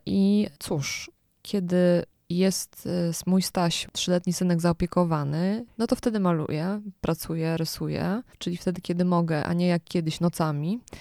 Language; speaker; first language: Polish; native; Polish